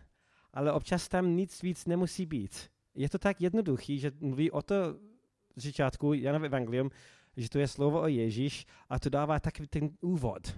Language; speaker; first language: Czech; non-native, fluent; English